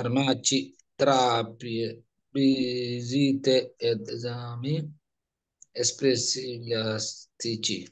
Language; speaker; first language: Italian; non-native, learner; Bangla